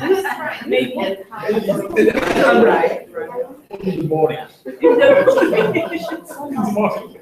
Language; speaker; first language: English; non-native, learner; Japanese